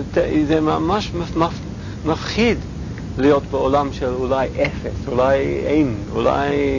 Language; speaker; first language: Hebrew; non-native, fluent; English